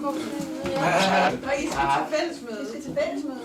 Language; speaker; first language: Danish; native; Danish